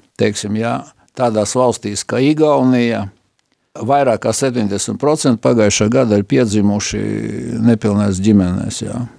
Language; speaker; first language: Latvian; native; Latvian